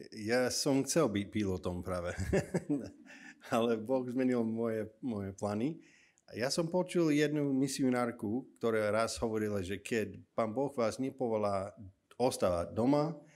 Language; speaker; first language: Slovak; non-native, fluent; English